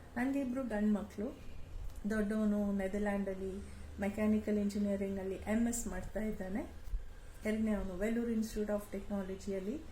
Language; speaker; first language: Kannada; non-native, local second language; Kodava